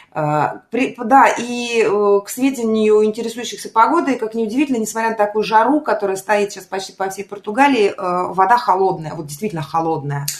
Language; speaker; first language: Russian; native; Russian